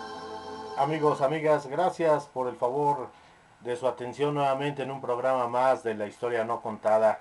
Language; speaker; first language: Spanish; native; Spanish